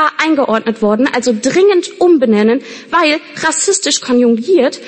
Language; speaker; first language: German; native; German